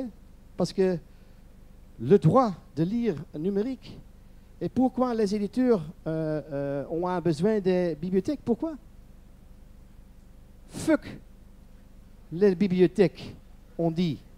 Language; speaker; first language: French; non-native, learner; Dutch